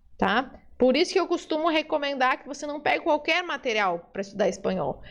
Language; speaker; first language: Portuguese; early bilingual, other home language; Spanish